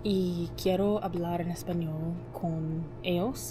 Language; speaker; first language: Spanish; non-native, learner; English